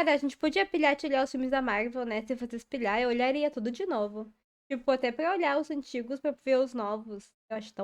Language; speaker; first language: Portuguese; native; Portuguese